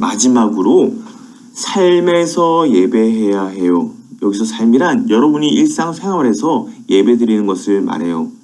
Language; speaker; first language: Korean; native; Korean